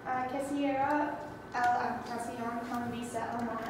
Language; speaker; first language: Spanish; non-native, learner; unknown